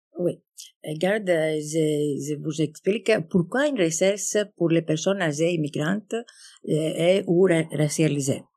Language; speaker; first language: French; non-native, fluent; Greek